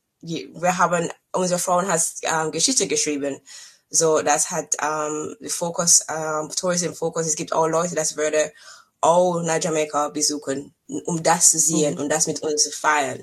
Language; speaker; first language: German; non-native, fluent; English